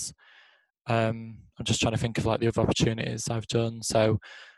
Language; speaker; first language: English; native; English